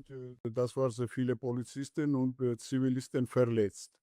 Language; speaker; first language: German; non-native, learner; Georgian